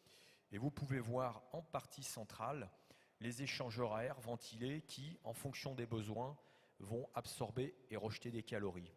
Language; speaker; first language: French; native; French